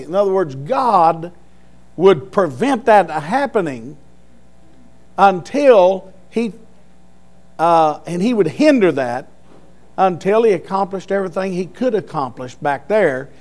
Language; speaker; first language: English; native; English